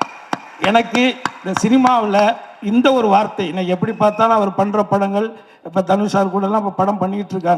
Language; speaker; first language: Tamil; native; Tamil